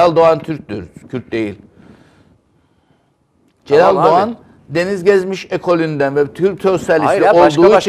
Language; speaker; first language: Turkish; native; Turkish